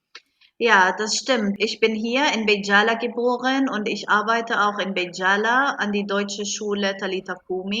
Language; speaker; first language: German; non-native, fluent; Arabic